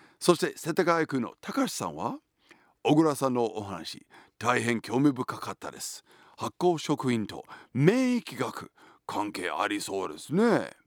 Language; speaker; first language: Japanese; non-native, fluent; English